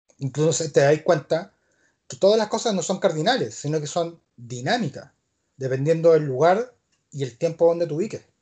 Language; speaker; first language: Spanish; native; Spanish